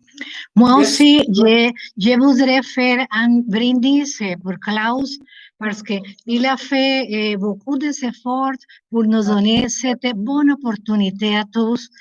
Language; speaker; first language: French; non-native, learner; Spanish